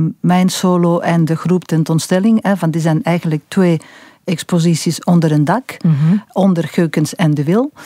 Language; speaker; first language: Dutch; non-native, fluent; Catalan